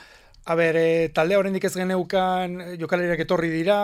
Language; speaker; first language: Basque; non-native, local second language; Spanish